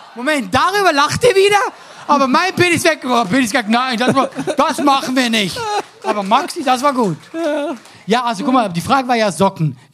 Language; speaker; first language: German; native; German